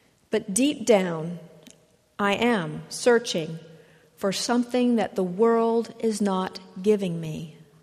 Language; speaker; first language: English; native; English